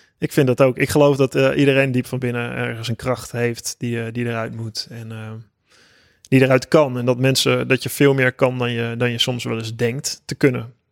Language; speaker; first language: Dutch; native; Dutch